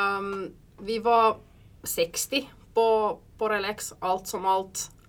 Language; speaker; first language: Swedish; early bilingual, heritage; Swedish